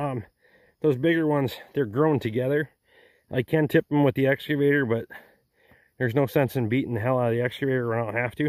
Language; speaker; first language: English; native; English